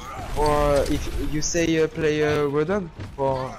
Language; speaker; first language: English; non-native, learner; French